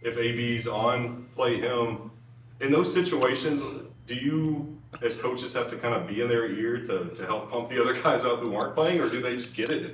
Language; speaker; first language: English; native; English